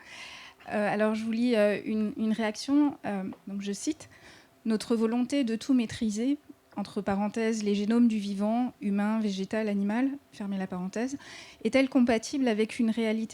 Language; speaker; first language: French; native; French